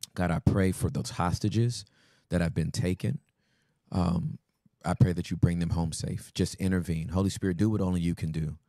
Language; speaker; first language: English; native; English